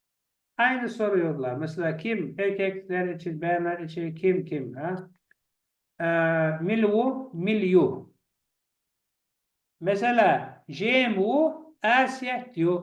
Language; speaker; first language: Turkish; non-native, learner; Chechen